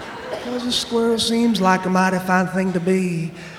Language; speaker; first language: English; native; English